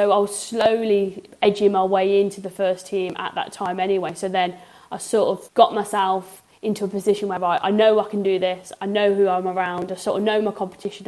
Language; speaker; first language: English; native; English